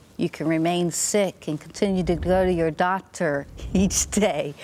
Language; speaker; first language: English; native; English